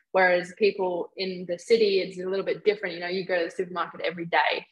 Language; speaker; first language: English; native; English